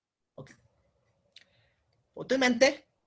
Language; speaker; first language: Spanish; non-native, learner; English